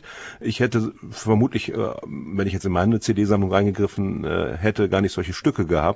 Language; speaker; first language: German; native; German